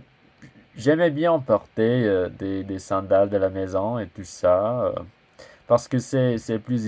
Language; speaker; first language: French; non-native, learner; English